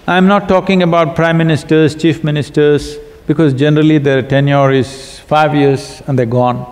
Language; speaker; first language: English; non-native, local second language; Kannada